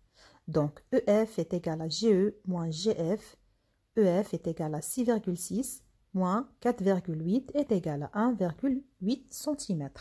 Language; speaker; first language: French; non-native, local second language; Arabic